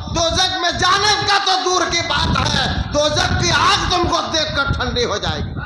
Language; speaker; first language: Urdu; non-native, local second language; Bangla